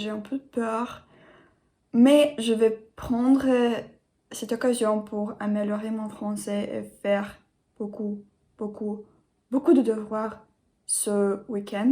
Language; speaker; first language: French; non-native, learner; English